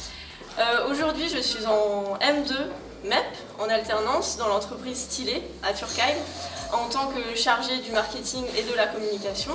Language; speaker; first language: French; native; French